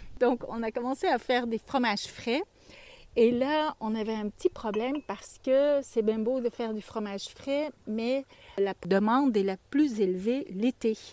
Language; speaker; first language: French; native; French